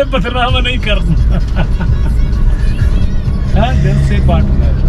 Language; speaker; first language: Filipino; non-native, learner; Punjabi